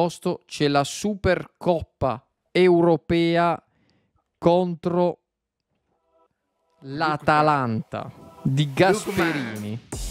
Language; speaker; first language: Italian; native; Italian